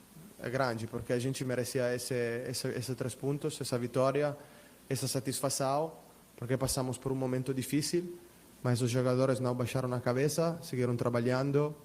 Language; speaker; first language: Portuguese; non-native, fluent; Italian